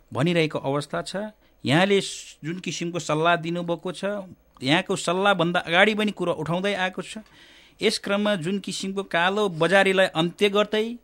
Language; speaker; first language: Nepali; non-native, local second language; Eastern Tamang